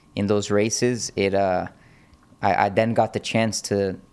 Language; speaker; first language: English; native; English